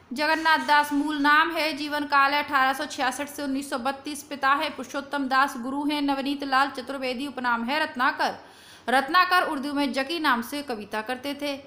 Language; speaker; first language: Hindi; native; Hindi